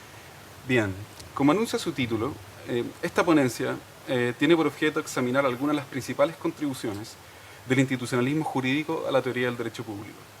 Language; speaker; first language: Spanish; native; Spanish